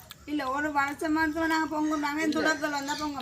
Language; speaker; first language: Tamil; native; Tamil